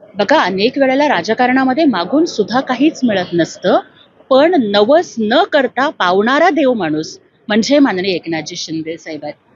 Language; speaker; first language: Marathi; non-native, local second language; Telugu